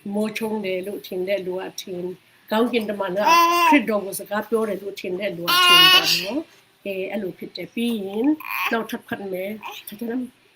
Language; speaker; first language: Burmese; non-native, local second language; Hakha Chin